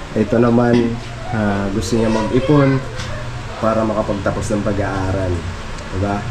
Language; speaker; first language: Filipino; non-native, local second language; Waray